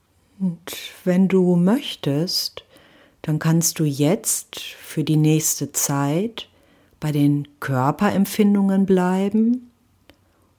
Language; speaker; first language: German; native; German